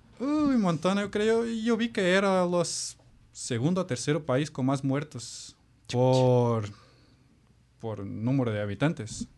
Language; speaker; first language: Spanish; non-native, fluent; Portuguese